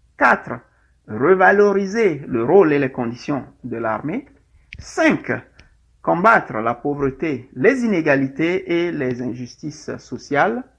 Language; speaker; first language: French; non-native, local second language; Ewe